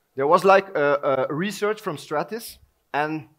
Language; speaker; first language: English; non-native, fluent; Dutch